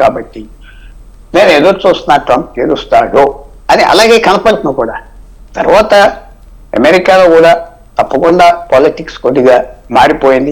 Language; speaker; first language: Telugu; native; Telugu